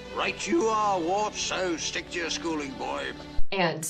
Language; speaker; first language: English; native; English